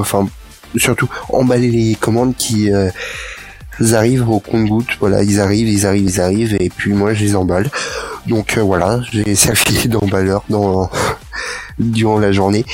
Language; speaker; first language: French; native; French